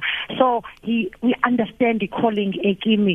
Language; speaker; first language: English; non-native, local second language; Zulu